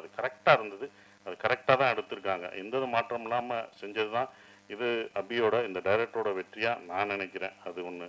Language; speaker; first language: Tamil; native; Tamil